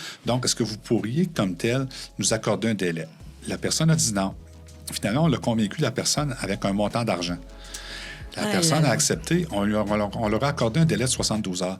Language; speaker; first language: French; native; French